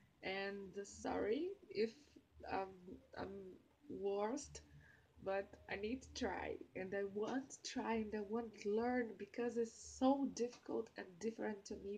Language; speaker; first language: English; non-native, learner; Portuguese